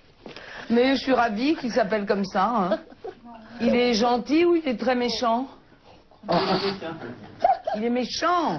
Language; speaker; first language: French; early bilingual, other home language; Bulgarian